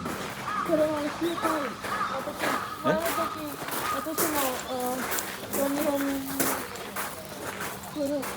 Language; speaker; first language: Japanese; non-native, learner; Sinhala